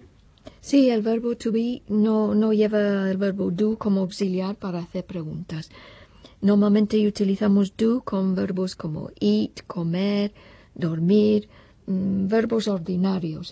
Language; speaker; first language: Spanish; non-native, fluent; English